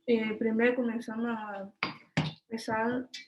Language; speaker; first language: Spanish; non-native, learner; Chinese